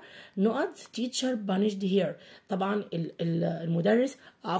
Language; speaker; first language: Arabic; native; Arabic